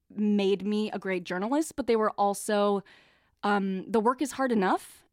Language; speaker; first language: English; native; English